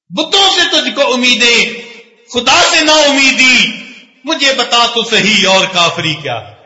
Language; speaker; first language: Urdu; non-native, local second language; Punjabi